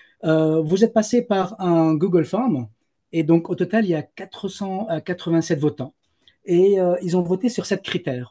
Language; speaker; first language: French; native; French